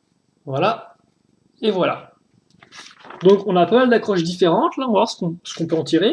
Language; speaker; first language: French; native; French